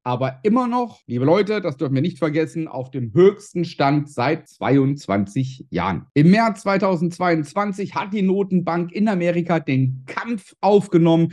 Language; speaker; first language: German; native; German